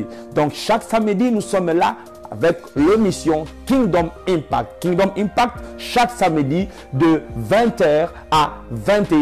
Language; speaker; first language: French; non-native, local second language; Lingala